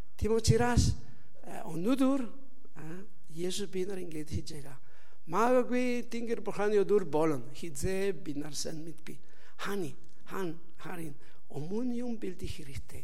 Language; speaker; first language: Mongolian; non-native, learner; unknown